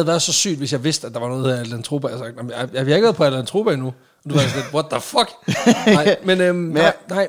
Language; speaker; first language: Danish; native; Danish